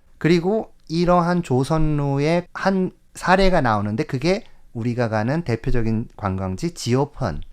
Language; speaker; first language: Korean; native; Korean